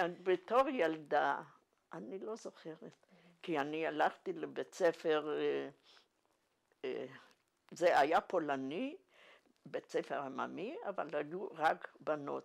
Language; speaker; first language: Hebrew; non-native, fluent; Yiddish